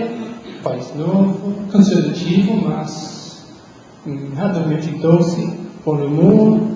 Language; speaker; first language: Portuguese; non-native, learner; English